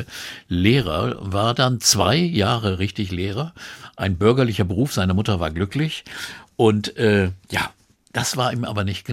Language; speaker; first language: German; native; German